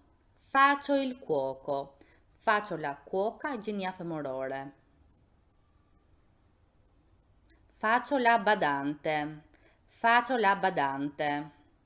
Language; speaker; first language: Italian; non-native, fluent; Albanian